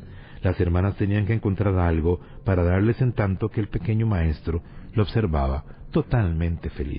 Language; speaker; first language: Spanish; native; Spanish